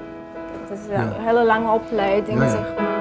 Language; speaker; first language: Dutch; non-native, fluent; Russian